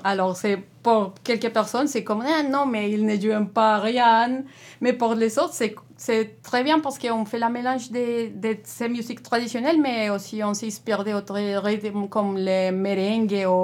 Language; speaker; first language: French; non-native, learner; Spanish